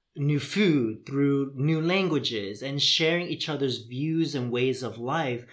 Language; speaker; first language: English; native; English